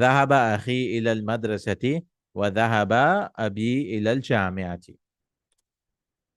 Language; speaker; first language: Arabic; non-native, fluent; Urdu